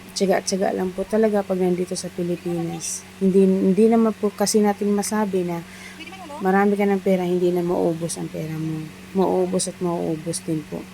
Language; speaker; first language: Filipino; non-native, local second language; Iloko